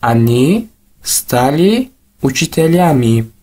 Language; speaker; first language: Russian; non-native, local second language; Tajik